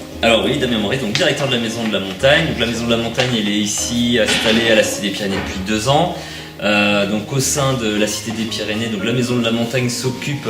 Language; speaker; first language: French; native; French